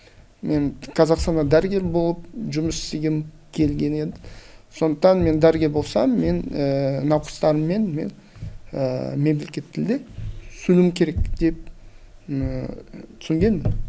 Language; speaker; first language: Kazakh; non-native, local second language; Russian